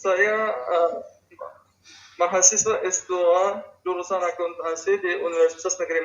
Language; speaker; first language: Indonesian; non-native, fluent; Tajik